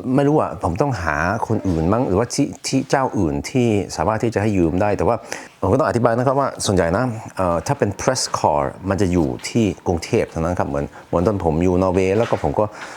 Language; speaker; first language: Thai; non-native, fluent; Swedish